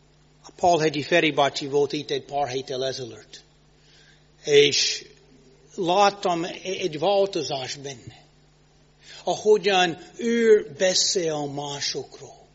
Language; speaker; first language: Hungarian; non-native, fluent; English